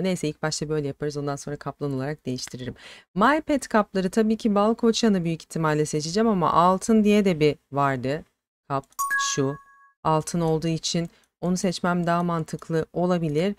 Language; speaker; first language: Turkish; native; Turkish